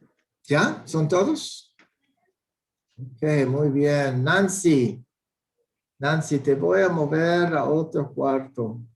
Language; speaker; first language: Spanish; non-native, fluent; English